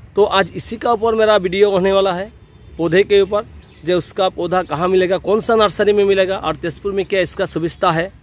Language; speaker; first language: Hindi; non-native, local second language; Assamese